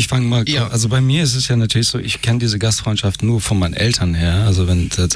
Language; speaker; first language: German; early bilingual, other home language; Persian